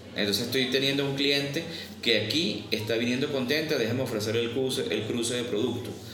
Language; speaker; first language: Spanish; native; Spanish